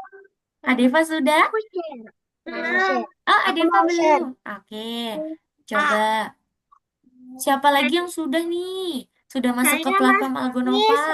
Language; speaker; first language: Indonesian; native; Indonesian